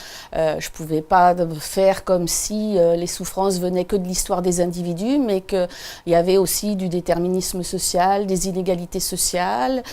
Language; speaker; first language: French; native; French